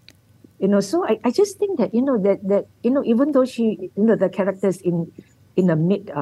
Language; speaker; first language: English; non-native, local second language; Min Nan Chinese